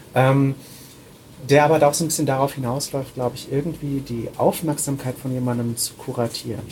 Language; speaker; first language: German; native; German